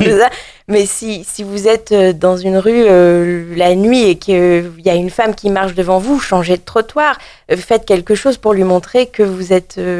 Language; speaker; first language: French; native; French